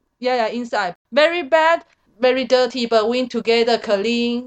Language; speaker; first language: English; non-native, learner; Chinese